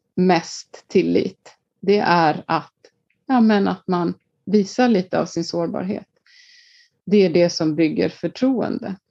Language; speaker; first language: Swedish; non-native, fluent; Icelandic